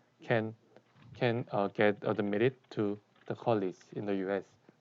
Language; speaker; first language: English; non-native, learner; Korean